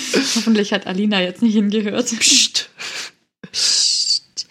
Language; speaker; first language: German; native; German